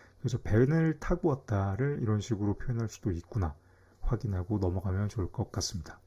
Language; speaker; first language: Korean; native; Korean